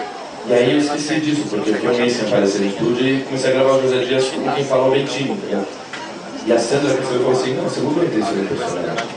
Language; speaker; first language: Portuguese; native; Portuguese